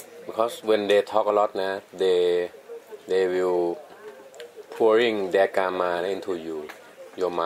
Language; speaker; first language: English; non-native, learner; Thai